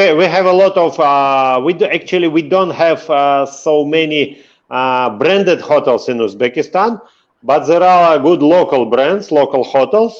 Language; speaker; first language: English; non-native, fluent; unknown